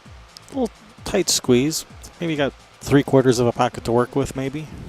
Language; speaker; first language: English; native; English